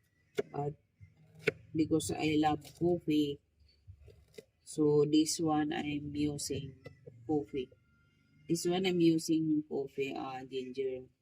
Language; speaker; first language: English; non-native, learner; Filipino